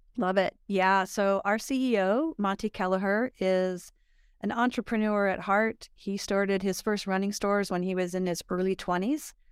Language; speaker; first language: English; native; English